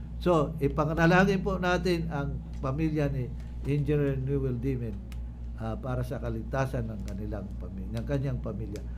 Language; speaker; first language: Filipino; non-native, local second language; Masbatenyo